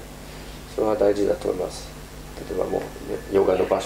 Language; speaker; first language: Japanese; non-native, fluent; German